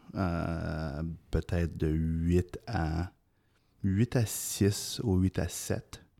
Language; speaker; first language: French; early bilingual, other home language; Arabic